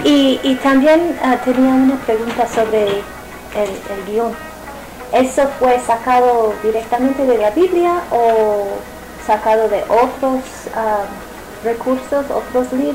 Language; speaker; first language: Spanish; non-native, fluent; English